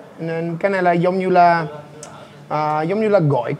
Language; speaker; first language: Vietnamese; non-native, fluent; English